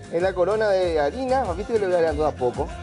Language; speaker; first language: Spanish; native; Spanish